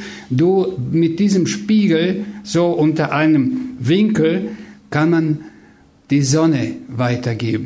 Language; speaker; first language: German; non-native, fluent; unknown